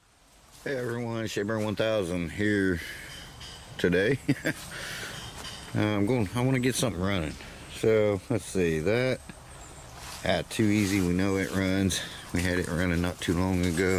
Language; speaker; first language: English; native; English